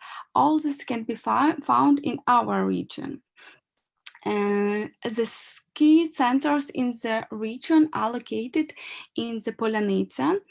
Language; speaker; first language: English; non-native, learner; Ukrainian